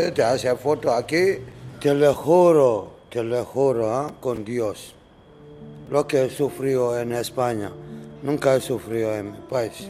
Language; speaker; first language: Spanish; non-native, learner; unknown